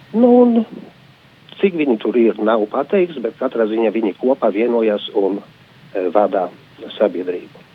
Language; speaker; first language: Latvian; non-native, fluent; Polish